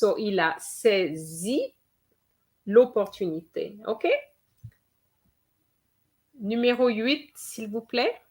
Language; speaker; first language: French; non-native, fluent; English